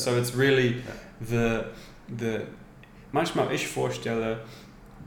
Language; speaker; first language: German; non-native, learner; English